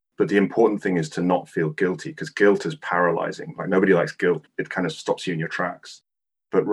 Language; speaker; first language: English; non-native, local second language; Cantonese